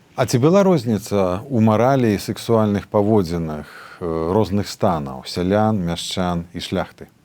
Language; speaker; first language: Belarusian; native; Belarusian